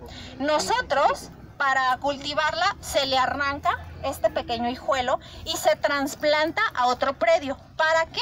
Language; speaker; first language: Spanish; native; Spanish